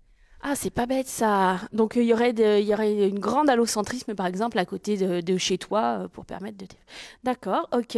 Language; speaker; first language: French; native; French